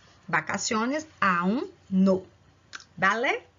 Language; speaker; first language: Spanish; non-native, fluent; Portuguese